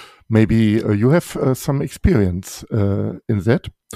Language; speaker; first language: English; non-native, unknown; German